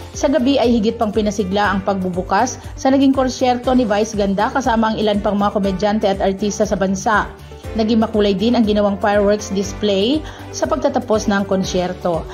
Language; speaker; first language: Filipino; non-native, local second language; Bikol